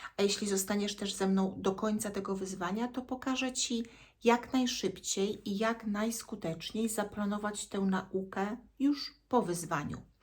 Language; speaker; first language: Polish; native; Polish